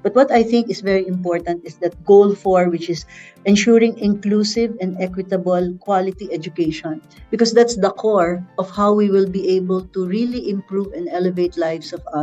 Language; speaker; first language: English; non-native, local second language; Filipino